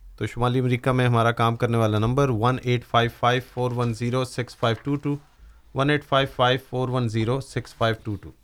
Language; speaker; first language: Urdu; native; Urdu